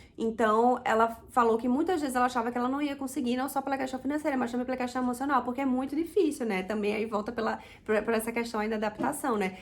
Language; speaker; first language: Portuguese; native; Portuguese